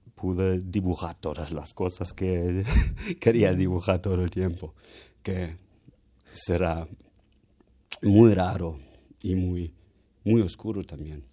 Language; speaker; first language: Spanish; non-native, fluent; German